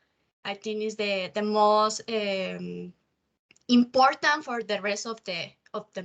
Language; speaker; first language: English; non-native, learner; Spanish